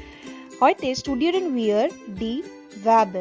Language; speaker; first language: German; non-native, learner; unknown